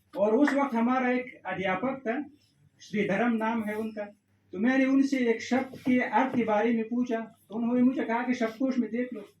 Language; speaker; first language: Hindi; non-native, fluent; Pashto